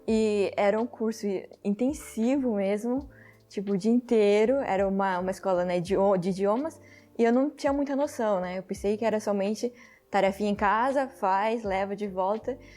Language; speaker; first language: Portuguese; early bilingual, heritage; Portuguese